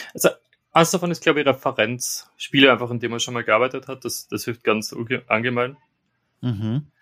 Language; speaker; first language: German; native; German